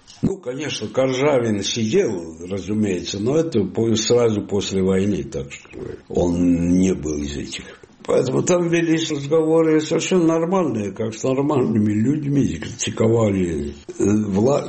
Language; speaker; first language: Russian; non-native, fluent; Italian